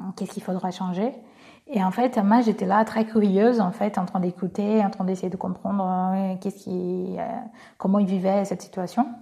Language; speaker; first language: French; non-native, fluent; Portuguese